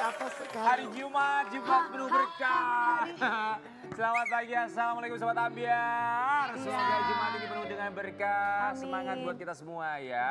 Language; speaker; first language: Indonesian; native; Indonesian